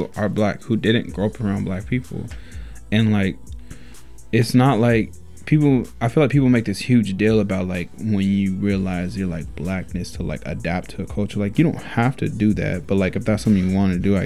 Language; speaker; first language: English; native; English